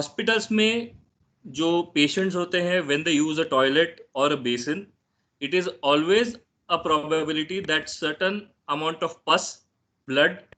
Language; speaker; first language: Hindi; non-native, local second language; Marathi